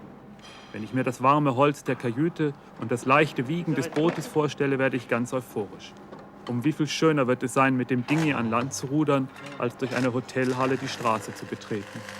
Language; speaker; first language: German; native; German